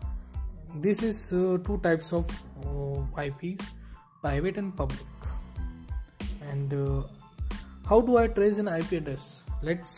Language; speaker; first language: English; non-native, local second language; Hindi